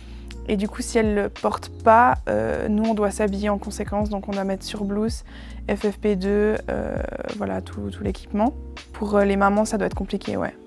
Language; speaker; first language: French; native; French